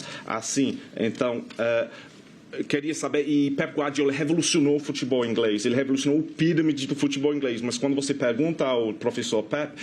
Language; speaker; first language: Portuguese; non-native, fluent; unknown